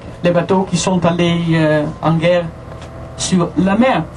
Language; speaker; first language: French; non-native, fluent; Dutch